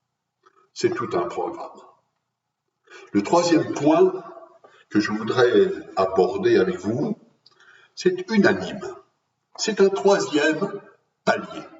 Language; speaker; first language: French; native; French